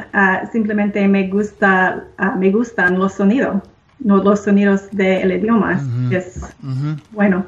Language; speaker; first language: Spanish; non-native, learner; English